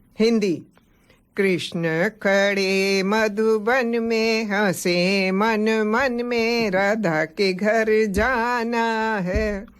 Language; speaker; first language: Hindi; non-native, local second language; Sindhi